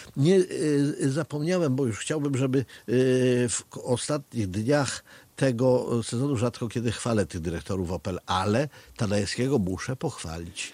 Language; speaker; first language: Polish; native; Polish